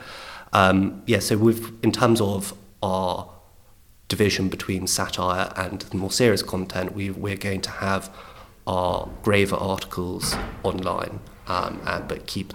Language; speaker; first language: English; native; English